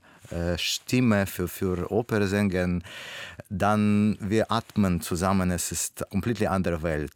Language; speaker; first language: German; non-native, learner; Russian